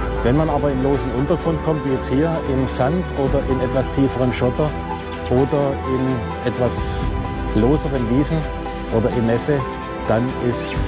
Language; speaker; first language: German; native; German